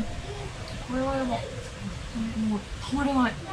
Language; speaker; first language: Japanese; non-native, fluent; Russian